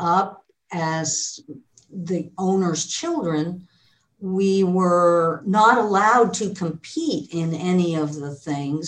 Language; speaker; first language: English; native; English